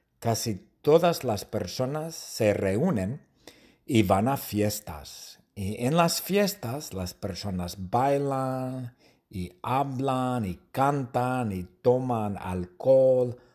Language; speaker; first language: Spanish; non-native, fluent; English